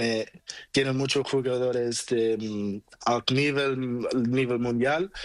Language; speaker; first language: Spanish; non-native, learner; Portuguese